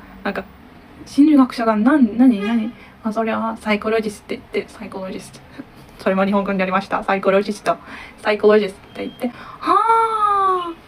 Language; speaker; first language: Japanese; non-native, learner; Turkish